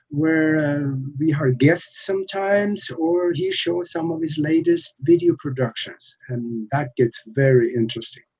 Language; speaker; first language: English; non-native, fluent; Norwegian